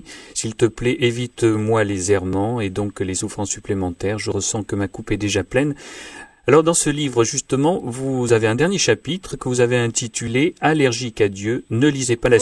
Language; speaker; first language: French; native; French